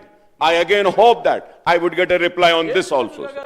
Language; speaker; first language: English; non-native, local second language; Urdu